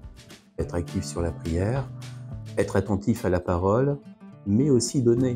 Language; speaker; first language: French; native; French